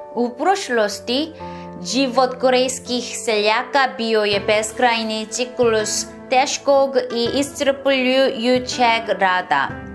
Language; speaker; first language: Serbian; non-native, learner; Korean